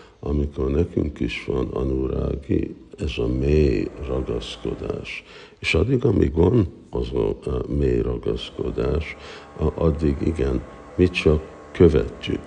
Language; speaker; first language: Hungarian; early bilingual, heritage; Hungarian